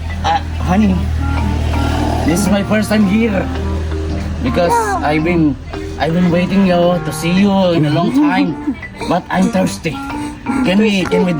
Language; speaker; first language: English; non-native, local second language; Filipino